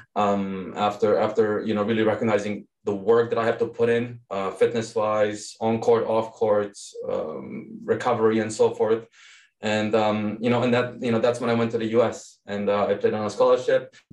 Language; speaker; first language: English; early bilingual, other home language; Serbian